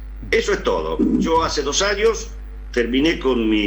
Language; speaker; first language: Spanish; native; Spanish